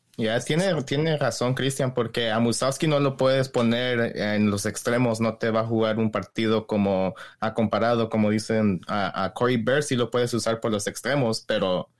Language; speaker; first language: Spanish; early bilingual, heritage; Spanish